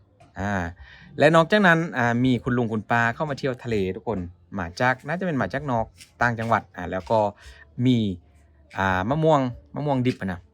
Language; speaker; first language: Thai; non-native, local second language; Northeastern Thai